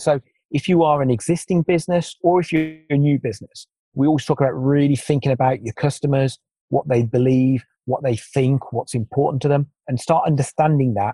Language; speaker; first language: English; native; English